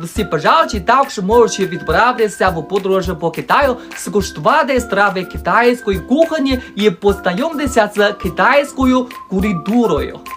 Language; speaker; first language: Ukrainian; non-native, learner; Chinese